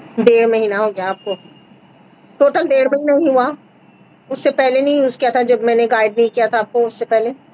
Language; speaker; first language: Hindi; native; Hindi